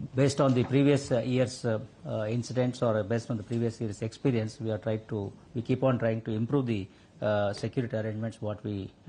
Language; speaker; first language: English; non-native, local second language; Kannada